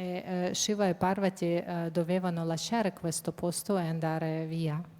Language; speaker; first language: Italian; non-native, fluent; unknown